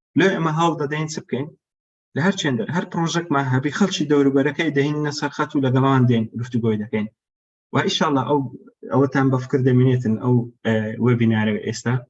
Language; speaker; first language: Central Kurdish; non-native, local second language; Kurdish